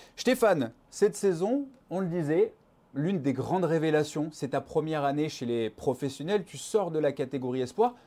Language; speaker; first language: French; native; French